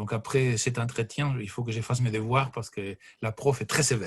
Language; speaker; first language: French; non-native, fluent; Spanish